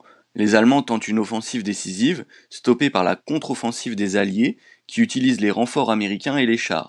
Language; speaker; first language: French; native; French